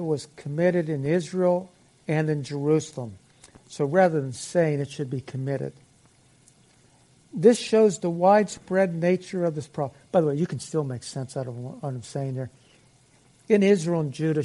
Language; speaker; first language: English; native; English